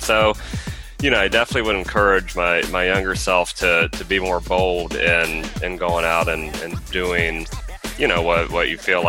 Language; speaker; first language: English; native; English